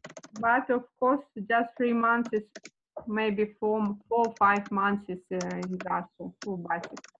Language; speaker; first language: English; non-native, learner; Russian